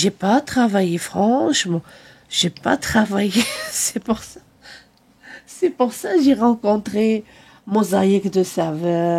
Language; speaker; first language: French; non-native, learner; Arabic